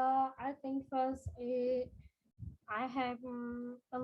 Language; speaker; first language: English; non-native, learner; Vietnamese